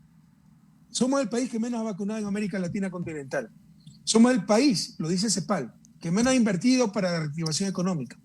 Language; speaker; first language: Spanish; native; Spanish